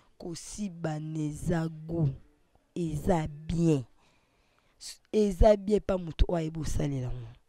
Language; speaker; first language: Lingala; non-native, local second language; Swahili